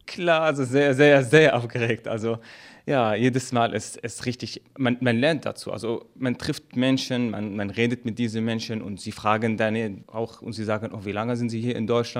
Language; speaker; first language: German; non-native, fluent; Arabic